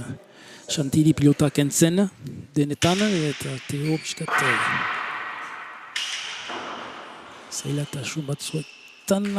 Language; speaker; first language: Basque; native; Basque